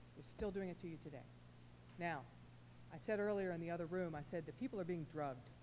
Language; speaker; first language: English; native; English